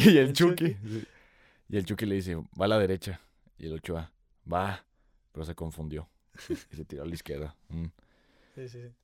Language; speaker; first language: Spanish; native; Spanish